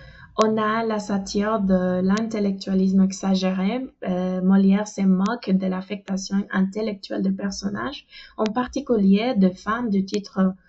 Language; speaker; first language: French; non-native, fluent; Spanish